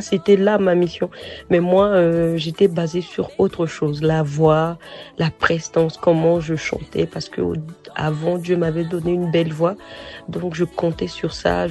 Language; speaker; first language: French; non-native, local second language; Sango